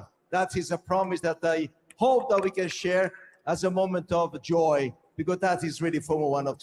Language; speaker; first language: English; non-native, fluent; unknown